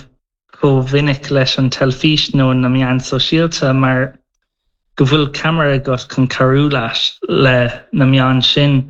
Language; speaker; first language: Irish; non-native, local second language; English